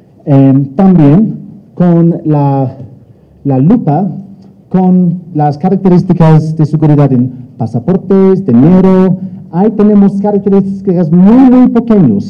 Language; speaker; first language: Spanish; non-native, learner; English